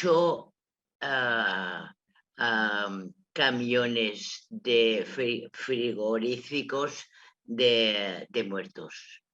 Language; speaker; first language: Spanish; non-native, local second language; Catalan